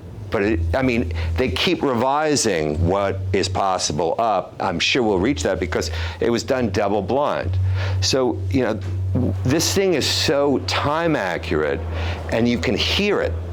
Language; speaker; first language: English; native; English